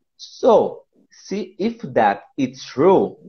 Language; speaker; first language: English; non-native, fluent; Portuguese